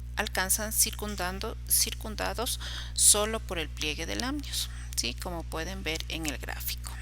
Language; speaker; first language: Spanish; native; Spanish